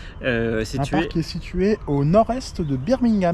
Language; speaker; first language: French; native; French